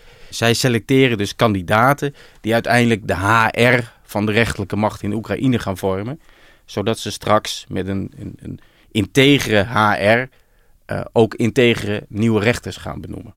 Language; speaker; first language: Dutch; native; Dutch